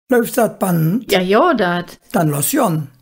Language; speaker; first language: German; native; German